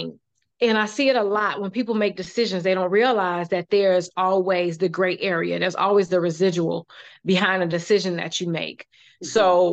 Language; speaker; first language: English; native; English